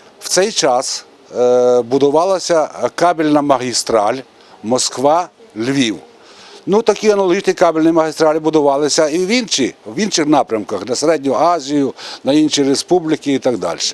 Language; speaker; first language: Ukrainian; native; Ukrainian